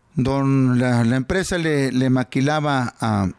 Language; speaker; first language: Spanish; native; Spanish